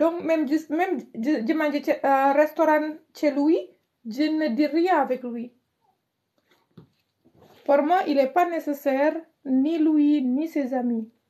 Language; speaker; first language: French; non-native, learner; Indonesian